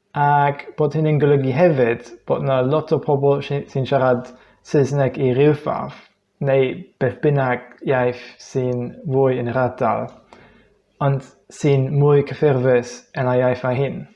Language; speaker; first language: Welsh; non-native, fluent; English